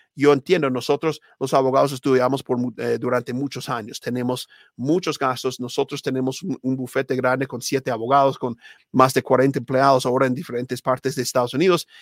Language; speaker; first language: Spanish; non-native, fluent; English